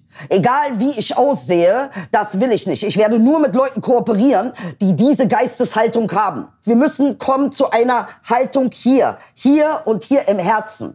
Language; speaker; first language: German; early bilingual, other home language; Turkish